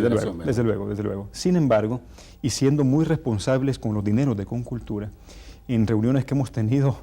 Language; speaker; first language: Spanish; native; Spanish